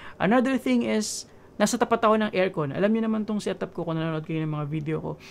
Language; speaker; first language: Filipino; native; Filipino